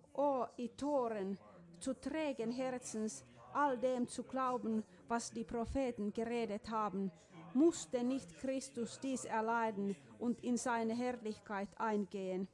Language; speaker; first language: German; non-native, fluent; Finnish